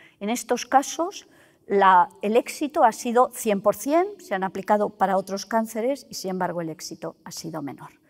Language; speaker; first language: Spanish; native; Spanish